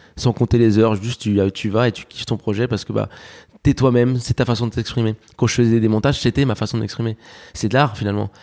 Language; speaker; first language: French; early bilingual, other home language; Spanish